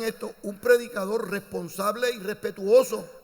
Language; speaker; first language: Spanish; native; Spanish